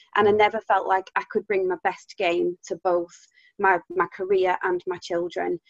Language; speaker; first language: English; native; English